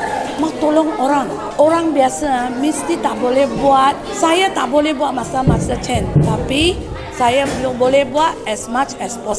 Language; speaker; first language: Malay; non-native, local second language; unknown